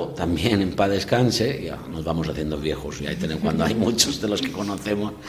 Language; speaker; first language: Spanish; native; Spanish